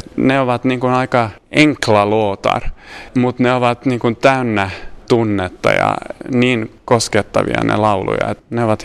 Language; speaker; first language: Finnish; non-native, fluent; Swedish